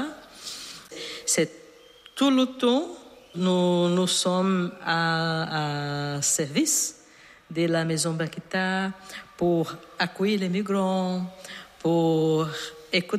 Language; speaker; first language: French; non-native, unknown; Portuguese